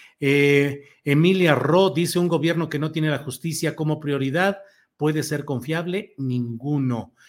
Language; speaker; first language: Spanish; native; Spanish